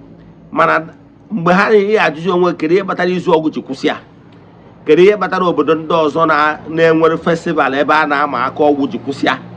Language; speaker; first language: Igbo; native; Igbo